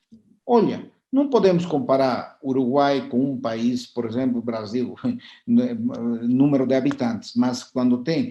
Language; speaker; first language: Portuguese; non-native, fluent; Spanish